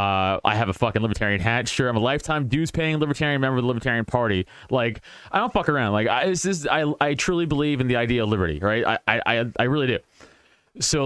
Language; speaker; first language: English; native; English